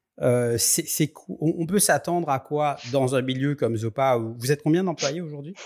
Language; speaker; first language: French; native; French